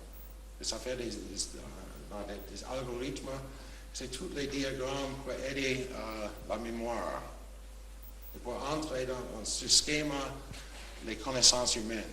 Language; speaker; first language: French; non-native, fluent; English